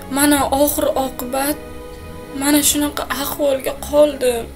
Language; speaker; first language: Uzbek; native; Uzbek